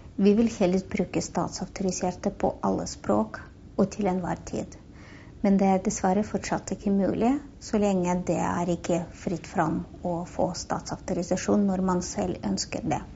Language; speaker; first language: Norwegian; non-native, fluent; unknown